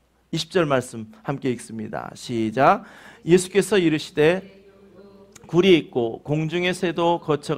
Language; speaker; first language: Korean; native; Korean